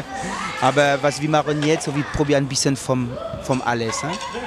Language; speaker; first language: German; non-native, learner; French